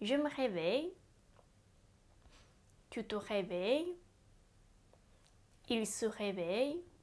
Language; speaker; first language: French; non-native, fluent; Japanese